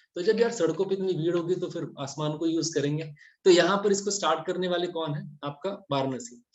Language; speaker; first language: Hindi; native; Hindi